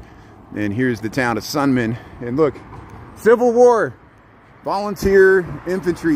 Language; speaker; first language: English; native; English